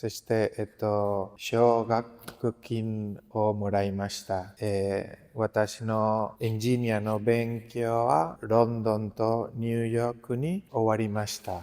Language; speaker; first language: Japanese; non-native, learner; Spanish